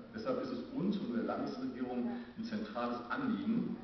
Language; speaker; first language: German; native; German